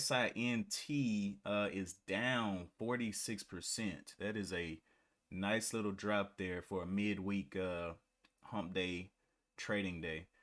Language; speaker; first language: English; native; English